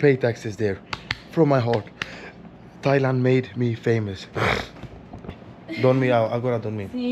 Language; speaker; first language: English; non-native, fluent; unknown